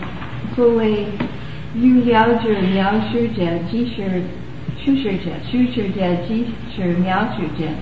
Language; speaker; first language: Chinese; non-native, learner; English